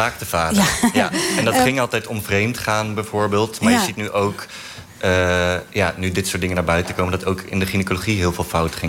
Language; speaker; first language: Dutch; native; Dutch